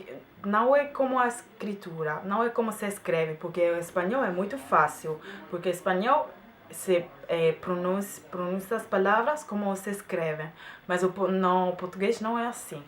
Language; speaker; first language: Portuguese; non-native, fluent; German